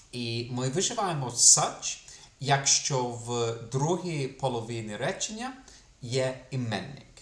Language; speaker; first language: Ukrainian; non-native, fluent; English